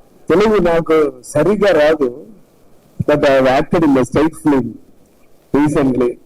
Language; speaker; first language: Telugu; non-native, learner; Tamil